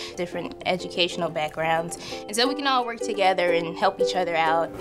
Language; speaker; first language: English; native; English